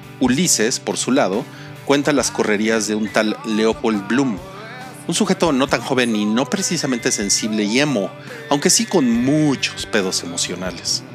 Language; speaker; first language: Spanish; native; Spanish